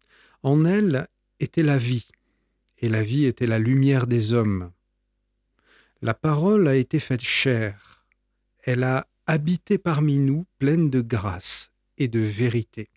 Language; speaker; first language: French; native; French